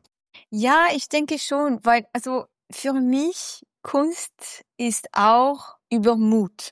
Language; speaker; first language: German; non-native, fluent; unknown